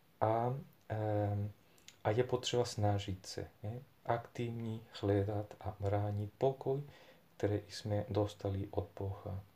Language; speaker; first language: Czech; non-native, fluent; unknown